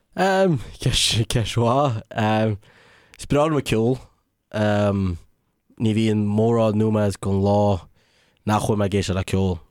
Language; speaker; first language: Irish; native; Irish